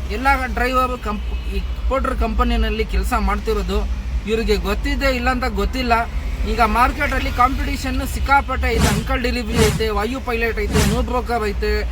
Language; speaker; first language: Kannada; non-native, local second language; Urdu